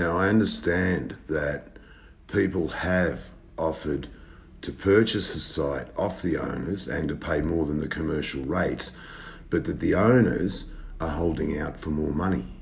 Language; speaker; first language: English; native; English